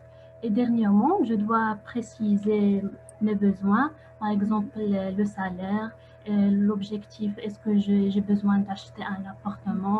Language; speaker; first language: French; non-native, local second language; Arabic